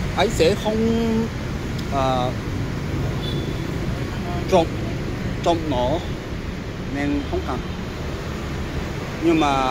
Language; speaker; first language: Vietnamese; non-native, learner; Japanese